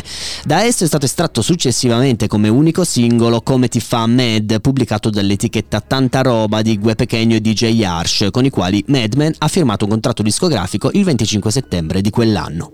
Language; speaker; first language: Italian; native; Italian